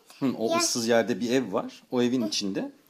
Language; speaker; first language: Turkish; native; Turkish